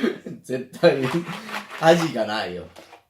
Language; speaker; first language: Japanese; non-native, learner; Spanish